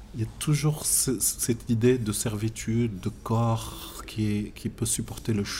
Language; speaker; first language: French; non-native, local second language; Tachelhit